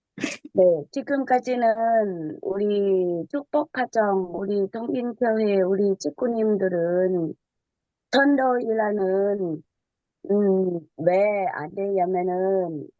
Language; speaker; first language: Korean; non-native, learner; Thai